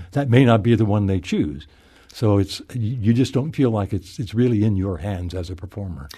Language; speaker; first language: English; native; English